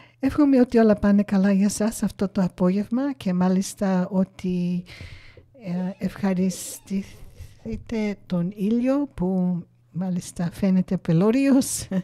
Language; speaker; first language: Greek; early bilingual, heritage; English